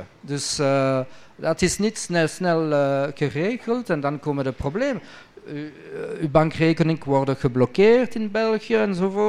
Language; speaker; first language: Dutch; non-native, local second language; French